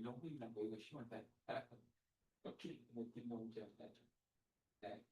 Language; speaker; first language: Korean; non-native, learner; English